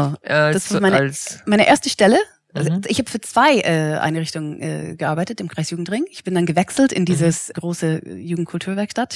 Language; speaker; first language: German; non-native, fluent; English